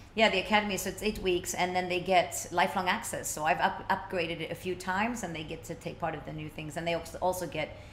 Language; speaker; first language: English; early bilingual, other home language; Swedish